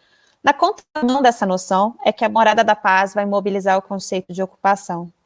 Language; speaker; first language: Portuguese; native; Portuguese